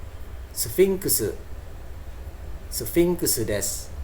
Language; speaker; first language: Japanese; non-native, fluent; Indonesian